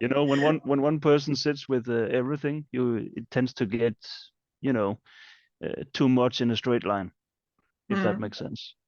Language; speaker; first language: English; non-native, fluent; Danish